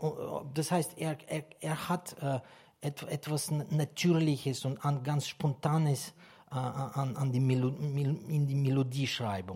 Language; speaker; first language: German; non-native, fluent; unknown